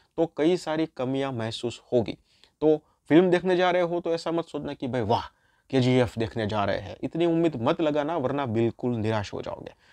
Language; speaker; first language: Hindi; non-native, local second language; Gujarati